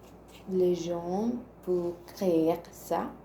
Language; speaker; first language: French; non-native, learner; Spanish